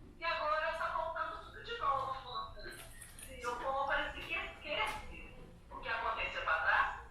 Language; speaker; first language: Portuguese; non-native, fluent; Spanish